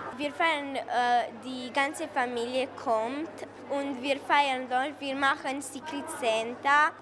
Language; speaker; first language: German; non-native, local second language; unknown